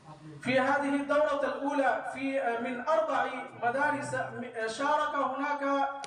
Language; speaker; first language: Arabic; non-native, fluent; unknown